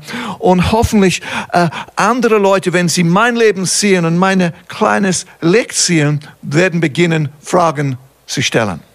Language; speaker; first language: German; non-native, fluent; English